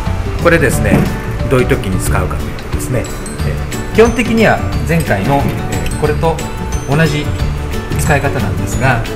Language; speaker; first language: Japanese; native; Japanese